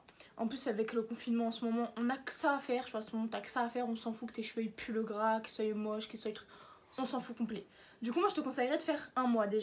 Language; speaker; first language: French; native; French